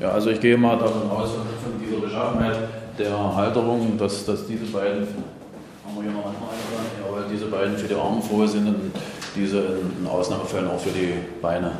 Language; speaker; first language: German; native; German